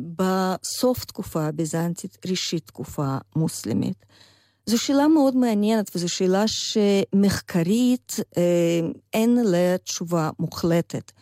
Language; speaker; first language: Hebrew; non-native, fluent; Russian